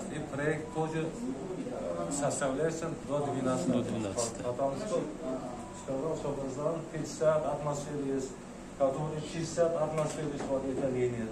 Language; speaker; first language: Russian; non-native, local second language; Uzbek